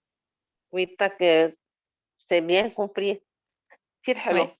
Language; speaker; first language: French; non-native, local second language; Arabic